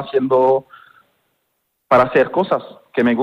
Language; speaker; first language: Spanish; non-native, fluent; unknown